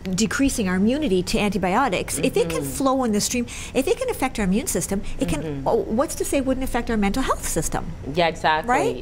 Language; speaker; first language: English; native; English